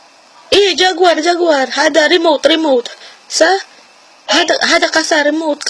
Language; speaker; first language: Arabic; non-native, learner; Filipino